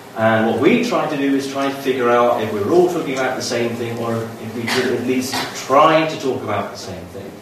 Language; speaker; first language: English; native; English